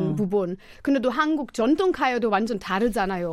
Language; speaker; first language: Korean; non-native, fluent; German